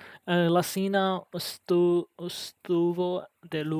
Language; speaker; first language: Spanish; non-native, learner; English